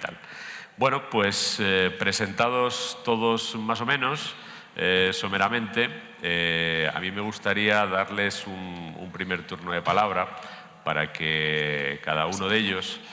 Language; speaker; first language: Spanish; native; Spanish